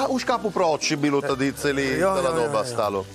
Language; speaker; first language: Czech; non-native, learner; Italian